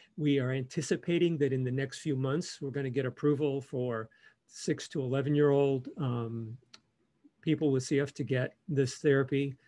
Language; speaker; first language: English; native; English